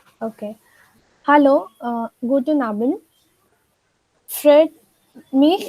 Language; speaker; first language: German; non-native, learner; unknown